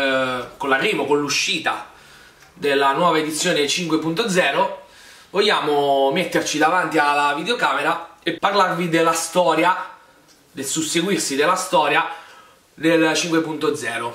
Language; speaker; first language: Italian; native; Italian